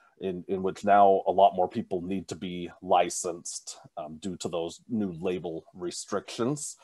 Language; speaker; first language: English; native; English